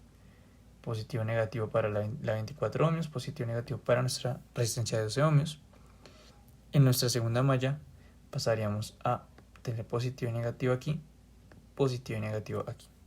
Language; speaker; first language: Spanish; native; Spanish